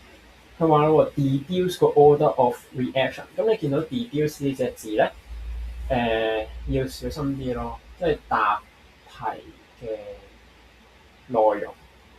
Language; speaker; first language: Cantonese; native; Cantonese